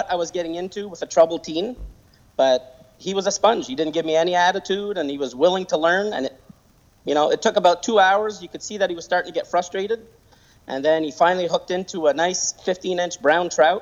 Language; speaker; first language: English; native; English